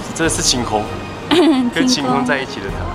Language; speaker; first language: Chinese; native; Chinese